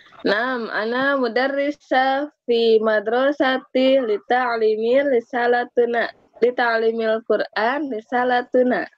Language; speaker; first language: Arabic; non-native, learner; Indonesian